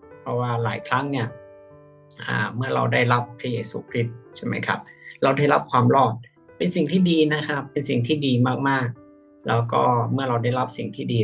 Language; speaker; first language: Thai; native; Thai